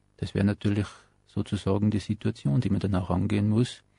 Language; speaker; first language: German; native; German